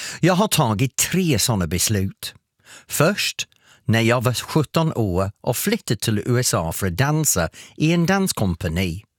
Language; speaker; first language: Swedish; non-native, fluent; English